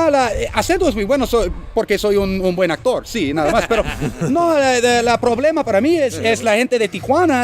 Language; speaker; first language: Spanish; non-native, learner; English